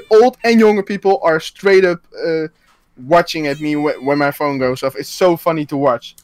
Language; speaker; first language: English; non-native, fluent; Dutch